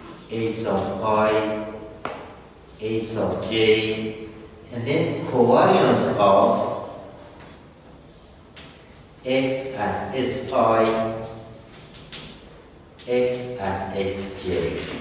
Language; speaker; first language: English; non-native, fluent; Persian